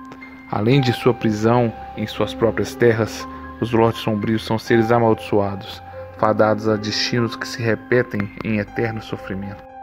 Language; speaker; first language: Portuguese; native; Portuguese